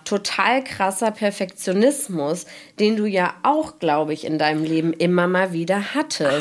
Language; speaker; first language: German; native; German